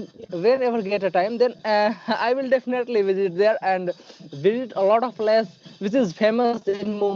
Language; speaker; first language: English; non-native, learner; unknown